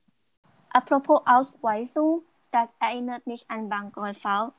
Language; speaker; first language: German; non-native, learner; Thai